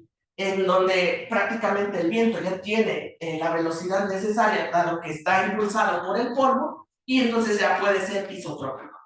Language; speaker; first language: Spanish; native; Spanish